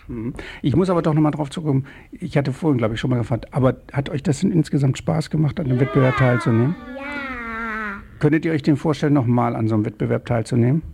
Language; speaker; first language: German; native; German